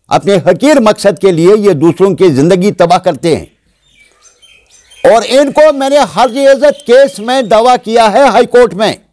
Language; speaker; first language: Hindi; non-native, local second language; Kashmiri